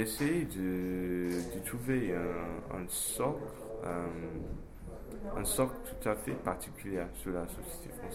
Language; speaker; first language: French; non-native, fluent; English